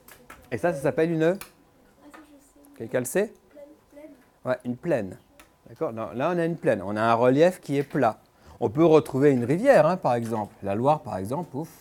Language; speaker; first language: French; native; French